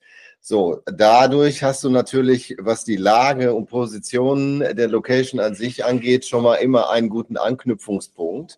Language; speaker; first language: German; native; German